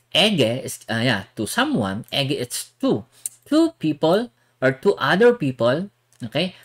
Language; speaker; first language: English; non-native, local second language; Filipino